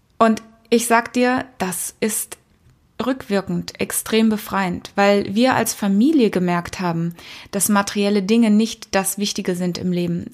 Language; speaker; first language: German; early bilingual, heritage; German